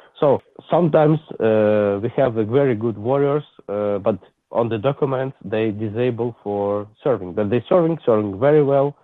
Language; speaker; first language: English; non-native, learner; Ukrainian